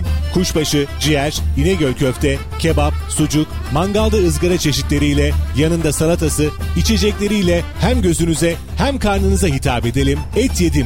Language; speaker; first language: Turkish; native; Turkish